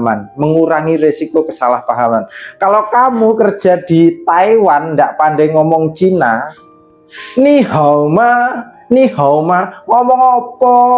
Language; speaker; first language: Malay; non-native, local second language; Javanese